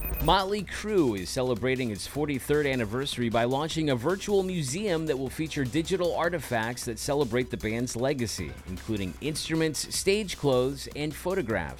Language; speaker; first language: English; native; English